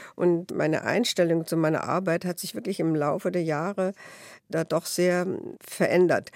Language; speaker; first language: German; native; German